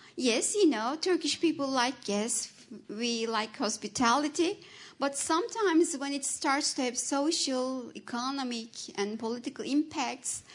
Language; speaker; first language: English; non-native, fluent; Turkish